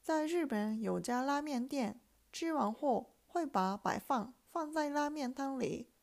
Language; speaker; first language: Chinese; non-native, fluent; Japanese